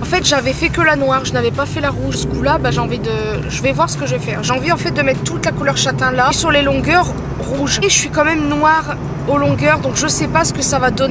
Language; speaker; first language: French; native; French